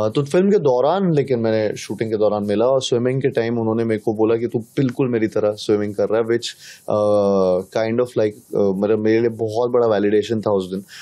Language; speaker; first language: Hindi; native; Hindi